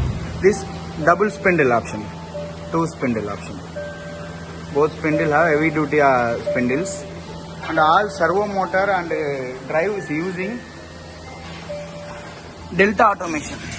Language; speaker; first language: English; non-native, learner; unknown